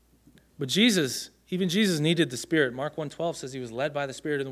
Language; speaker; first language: English; native; English